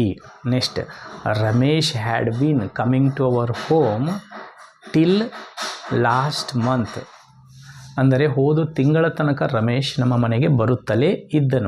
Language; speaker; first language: Kannada; native; Kannada